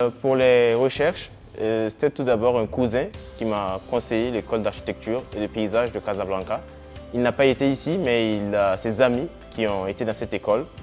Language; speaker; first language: French; non-native, local second language; Mossi